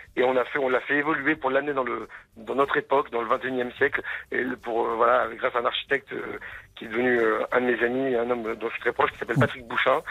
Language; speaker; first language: French; native; French